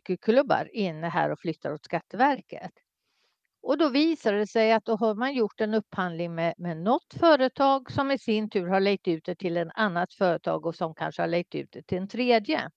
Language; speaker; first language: Swedish; native; Swedish